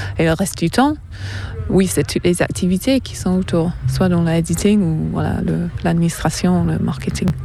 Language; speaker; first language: French; non-native, fluent; English